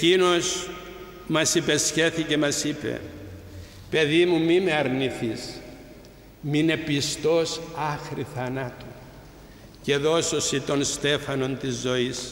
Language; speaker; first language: Greek; native; Greek